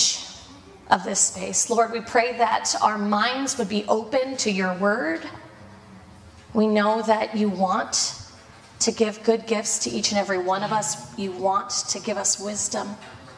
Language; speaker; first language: English; native; English